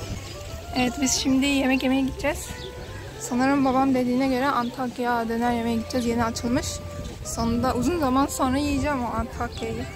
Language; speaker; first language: Turkish; early bilingual, other home language; Arabic